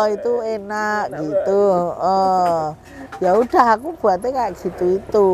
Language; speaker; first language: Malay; non-native, local second language; Javanese